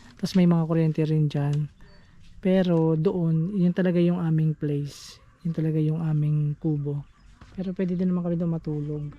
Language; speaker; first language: Filipino; native; Filipino